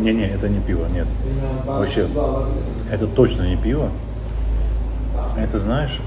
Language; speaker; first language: Russian; native; Russian